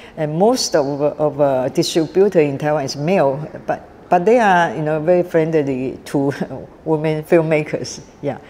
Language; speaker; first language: English; non-native, learner; Chinese